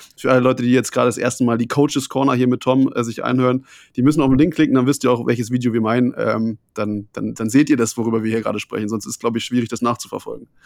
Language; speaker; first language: German; native; German